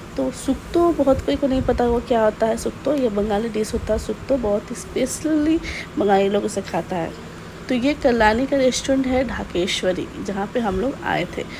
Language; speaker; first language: Hindi; non-native, local second language; Bangla